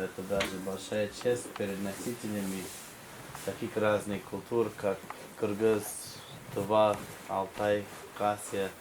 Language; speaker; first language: Russian; non-native, fluent; English